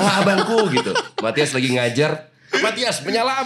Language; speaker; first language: Indonesian; native; Indonesian